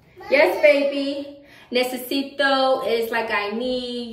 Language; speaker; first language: English; native; English